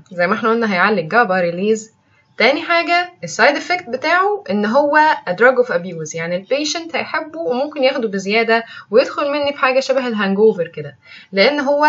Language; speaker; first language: Arabic; native; Arabic